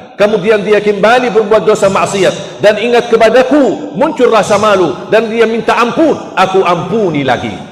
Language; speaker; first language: Malay; non-native, fluent; Arabic